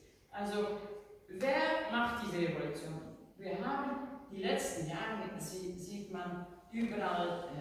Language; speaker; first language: German; non-native, learner; Dutch